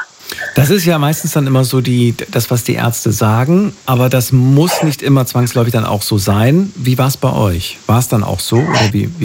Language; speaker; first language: German; native; German